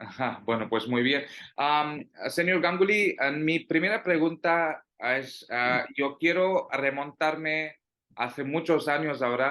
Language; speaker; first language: Spanish; non-native, fluent; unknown